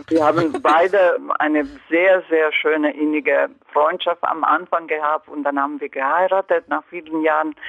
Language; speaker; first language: German; non-native, fluent; Croatian